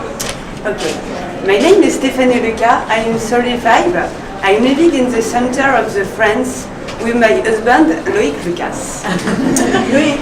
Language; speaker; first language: English; non-native, learner; French